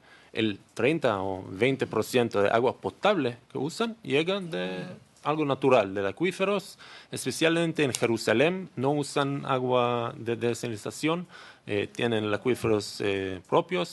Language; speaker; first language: Spanish; non-native, learner; Hebrew